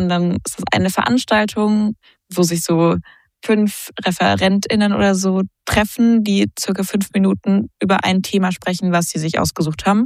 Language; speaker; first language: German; native; German